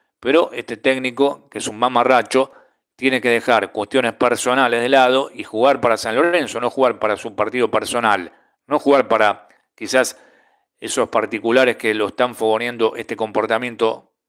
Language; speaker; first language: Spanish; native; Spanish